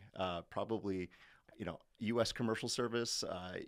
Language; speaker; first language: English; native; English